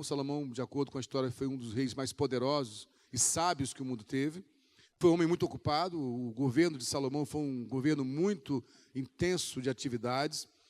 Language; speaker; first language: Portuguese; native; Portuguese